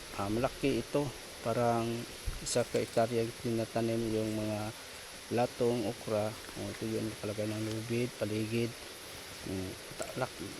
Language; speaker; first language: Filipino; non-native, local second language; Cebuano